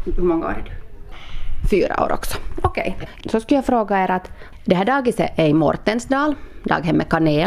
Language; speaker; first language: Swedish; native; Swedish